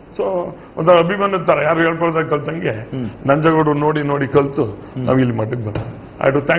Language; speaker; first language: Kannada; native; Kannada